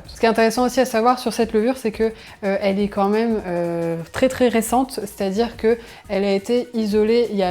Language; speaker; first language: French; native; French